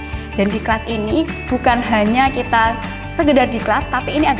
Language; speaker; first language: Indonesian; native; Indonesian